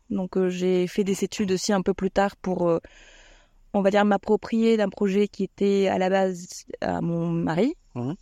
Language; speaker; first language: French; non-native, fluent; Spanish